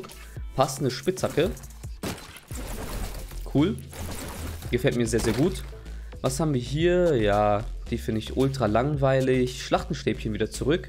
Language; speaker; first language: German; native; German